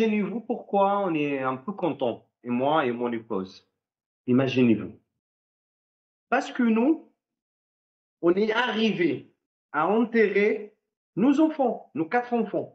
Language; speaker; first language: French; non-native, fluent; Arabic